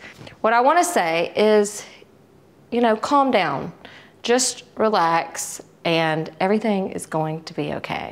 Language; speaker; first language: English; native; English